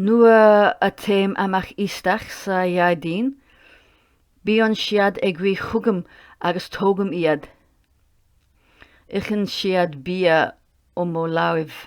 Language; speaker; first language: Irish; non-native, learner; English